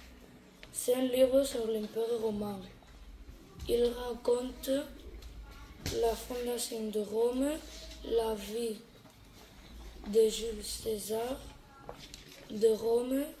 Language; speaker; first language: French; non-native, learner; Catalan